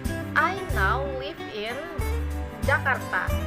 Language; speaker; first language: English; non-native, learner; Indonesian